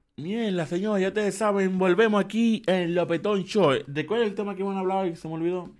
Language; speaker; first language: Spanish; native; Spanish